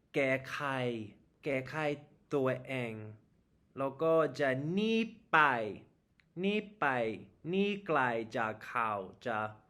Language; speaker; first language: Thai; non-native, learner; English